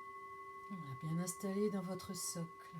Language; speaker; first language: French; native; French